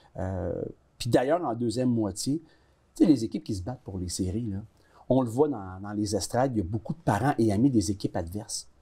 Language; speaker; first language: French; native; French